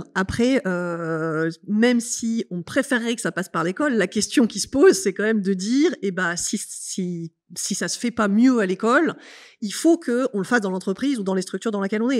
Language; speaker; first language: French; native; French